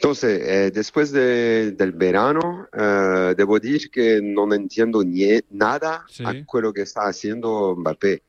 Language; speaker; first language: Spanish; non-native, fluent; Italian